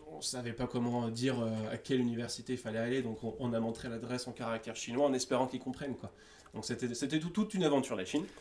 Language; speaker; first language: French; native; French